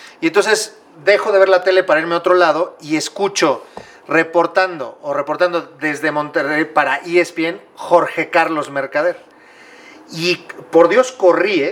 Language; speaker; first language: Spanish; native; Spanish